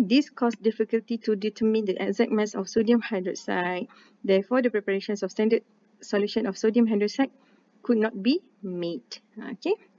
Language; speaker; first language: English; non-native, local second language; Malay